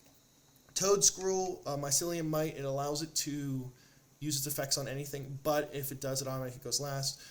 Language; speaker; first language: English; native; English